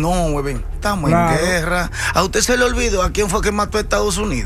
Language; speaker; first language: Spanish; native; Spanish